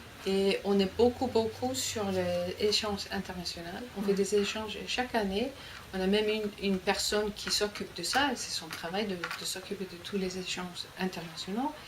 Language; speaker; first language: French; non-native, fluent; Icelandic